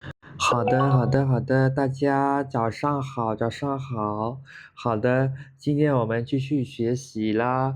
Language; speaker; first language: Chinese; non-native, fluent; Khmer